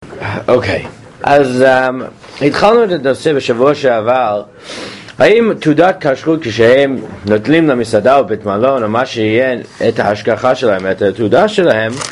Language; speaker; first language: Hebrew; non-native, fluent; English